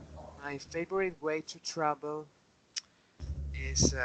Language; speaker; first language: English; non-native, learner; Spanish